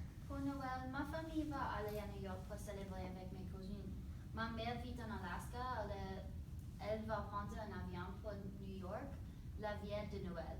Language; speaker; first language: French; non-native, learner; English